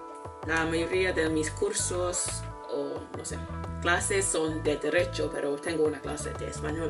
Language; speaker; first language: Spanish; non-native, learner; English